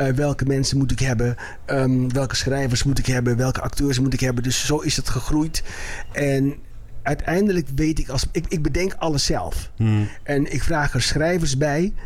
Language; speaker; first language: Dutch; early bilingual, other home language; Papiamento